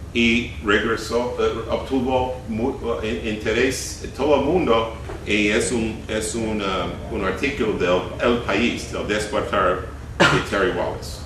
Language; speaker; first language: Spanish; non-native, fluent; English